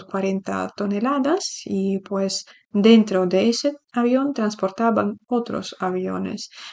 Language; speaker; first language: Spanish; non-native, fluent; Ukrainian